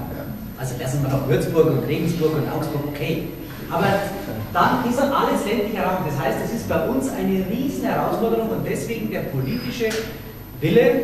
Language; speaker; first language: German; native; German